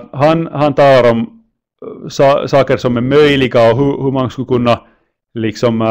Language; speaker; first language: Swedish; non-native, local second language; Finnish